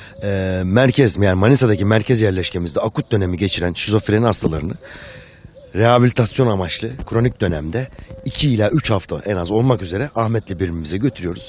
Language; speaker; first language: Turkish; native; Turkish